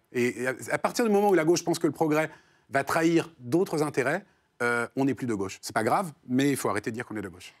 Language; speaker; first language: French; native; French